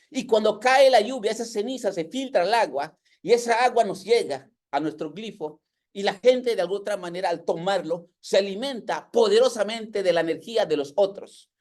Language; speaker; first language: Spanish; non-native, local second language; Yucateco